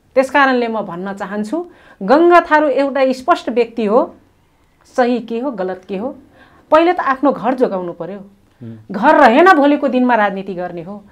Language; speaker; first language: Nepali; non-native, local second language; Rana Tharu